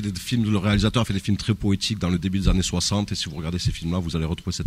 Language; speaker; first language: French; native; French